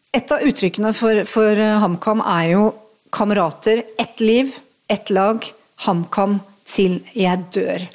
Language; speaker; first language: Norwegian; native; Norwegian